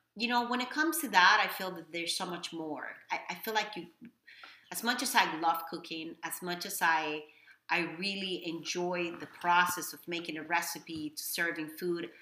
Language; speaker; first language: English; non-native, fluent; Spanish